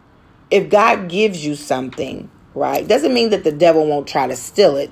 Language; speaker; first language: English; native; English